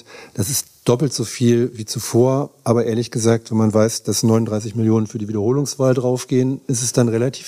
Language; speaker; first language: German; native; German